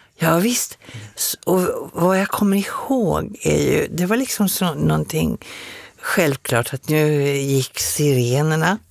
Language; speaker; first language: Swedish; native; Swedish